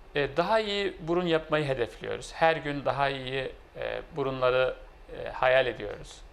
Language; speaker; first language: Turkish; native; Turkish